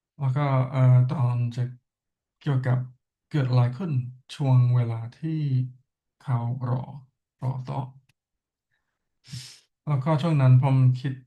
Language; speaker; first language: Thai; non-native, learner; English